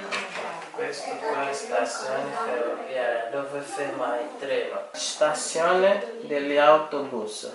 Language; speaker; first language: Italian; non-native, learner; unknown